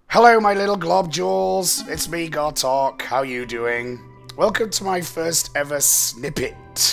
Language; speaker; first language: English; native; English